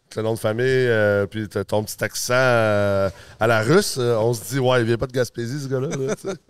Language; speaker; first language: French; early bilingual, other home language; English